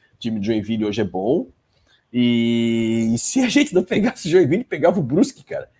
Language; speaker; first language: Portuguese; native; Portuguese